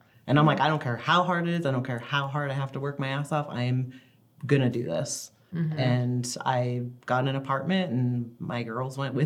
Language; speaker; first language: English; native; English